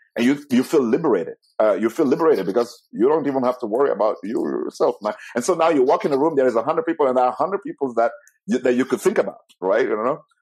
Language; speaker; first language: English; non-native, fluent; Italian